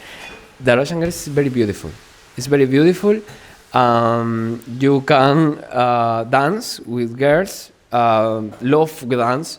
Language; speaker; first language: English; non-native, learner; Spanish